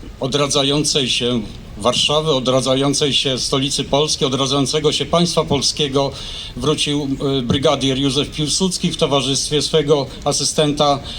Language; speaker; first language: Polish; native; Polish